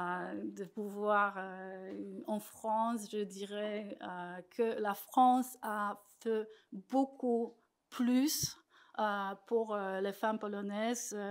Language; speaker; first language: French; non-native, fluent; Polish